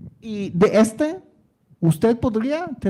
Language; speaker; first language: Spanish; non-native, learner; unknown